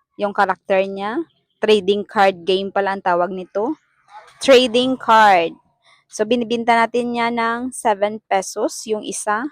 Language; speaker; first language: Filipino; non-native, local second language; Cebuano